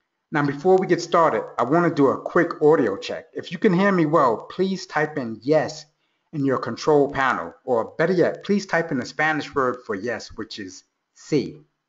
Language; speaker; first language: English; native; English